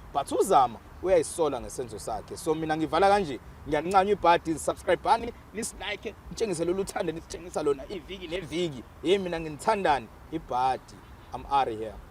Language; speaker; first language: Zulu; native; Zulu